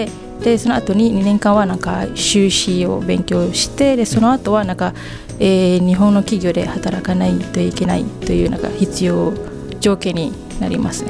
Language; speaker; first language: Japanese; non-native, fluent; Malay